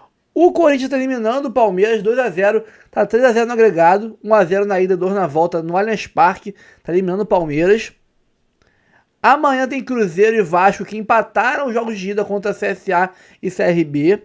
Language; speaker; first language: Portuguese; native; Portuguese